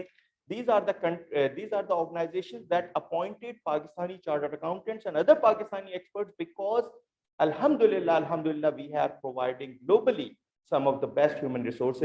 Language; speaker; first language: English; non-native, local second language; Urdu